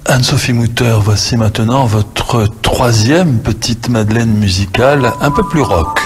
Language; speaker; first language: French; native; French